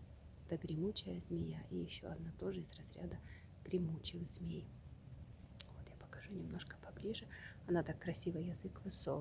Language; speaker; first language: Russian; native; Russian